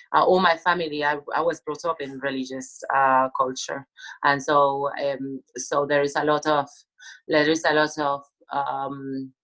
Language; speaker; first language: English; non-native, fluent; Spanish